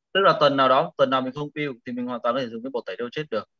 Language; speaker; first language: Vietnamese; native; Vietnamese